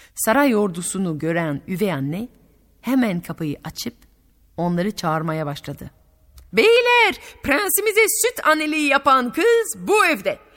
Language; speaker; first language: Turkish; non-native, fluent; French